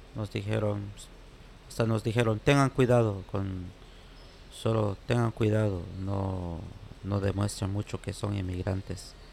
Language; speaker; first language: Spanish; native; Spanish